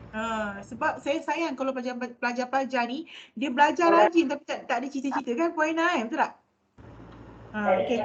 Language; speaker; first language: Malay; native; Malay